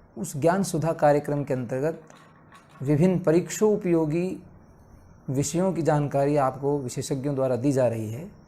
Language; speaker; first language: Hindi; native; Hindi